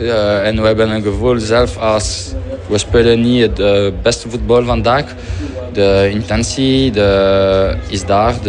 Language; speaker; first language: Dutch; non-native, fluent; French